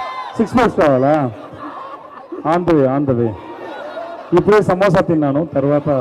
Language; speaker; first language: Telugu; non-native, learner; Tamil